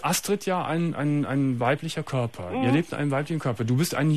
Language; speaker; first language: German; native; German